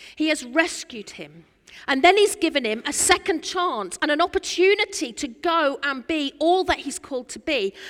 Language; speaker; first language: English; native; English